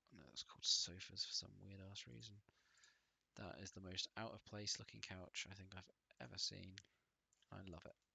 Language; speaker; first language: English; native; English